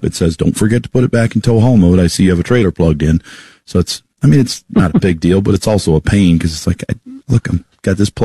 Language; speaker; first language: English; native; English